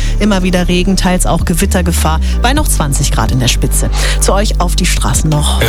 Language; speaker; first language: German; native; German